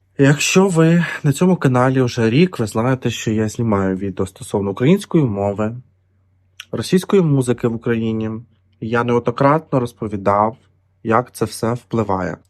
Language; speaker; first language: Ukrainian; non-native, local second language; Russian